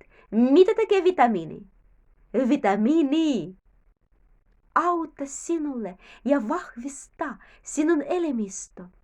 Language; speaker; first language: Finnish; non-native, learner; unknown